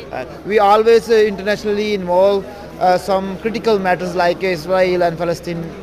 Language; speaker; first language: English; non-native, local second language; Urdu